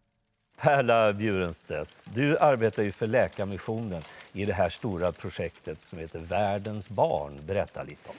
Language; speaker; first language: Swedish; native; Swedish